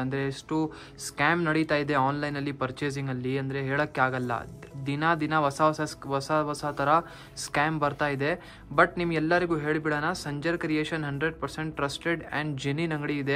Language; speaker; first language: Kannada; native; Kannada